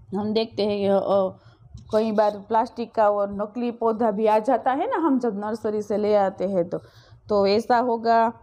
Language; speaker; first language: Hindi; non-native, local second language; Gujarati